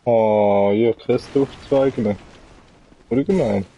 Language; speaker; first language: German; native; German